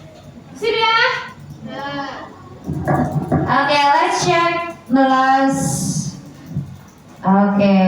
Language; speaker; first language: English; non-native, learner; Indonesian